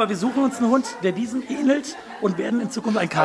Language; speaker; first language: German; native; German